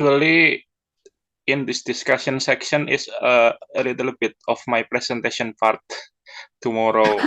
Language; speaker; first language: English; non-native, fluent; Indonesian